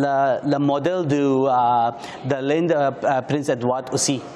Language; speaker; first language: French; non-native, learner; English